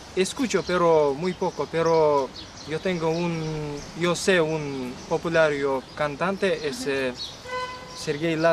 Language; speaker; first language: Spanish; non-native, learner; Kyrgyz